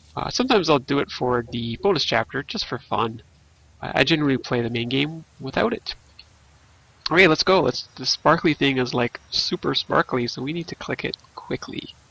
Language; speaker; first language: English; native; English